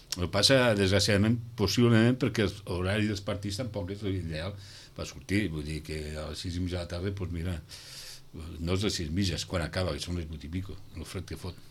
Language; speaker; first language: Catalan; native; Catalan